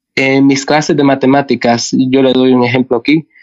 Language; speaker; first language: Spanish; early bilingual, other home language; English